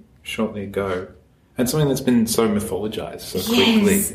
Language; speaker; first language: English; native; English